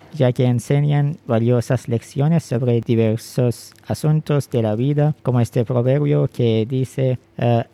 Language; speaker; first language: Spanish; non-native, fluent; Arabic